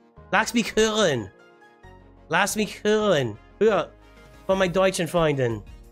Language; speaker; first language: German; non-native, learner; English